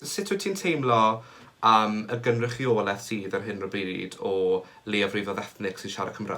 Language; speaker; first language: Welsh; native; Welsh